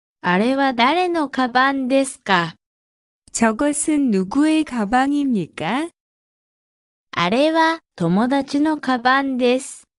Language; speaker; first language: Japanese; non-native, fluent; Korean